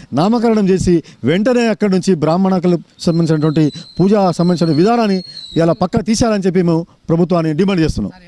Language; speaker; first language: Telugu; non-native, local second language; Lambadi